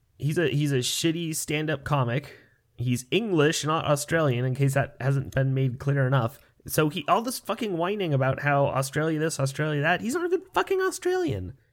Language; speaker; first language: English; native; English